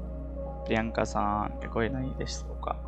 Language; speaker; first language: Japanese; non-native, fluent; Hindi